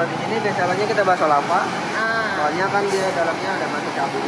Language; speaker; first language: Indonesian; native; Indonesian